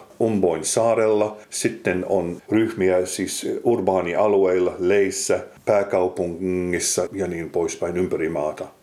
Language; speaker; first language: Finnish; non-native, fluent; English